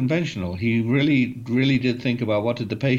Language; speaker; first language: English; native; English